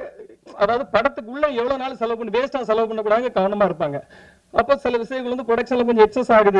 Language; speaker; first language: Tamil; native; Tamil